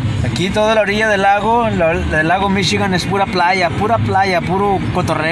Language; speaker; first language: Spanish; native; Spanish